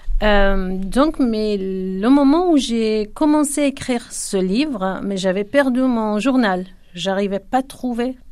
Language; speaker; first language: French; non-native, fluent; Kurdish